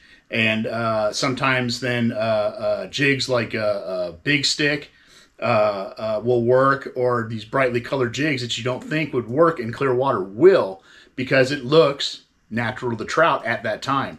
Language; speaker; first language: English; native; English